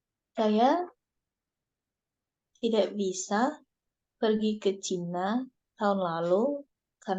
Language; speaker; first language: Indonesian; non-native, learner; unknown